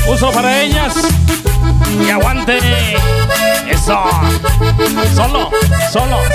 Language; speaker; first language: Spanish; native; Spanish